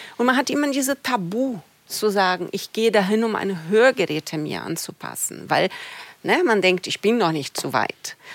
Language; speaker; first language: German; non-native, fluent; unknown